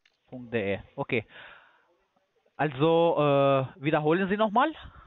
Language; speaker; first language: German; non-native, learner; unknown